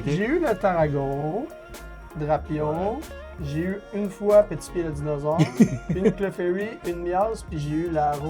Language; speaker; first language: French; native; French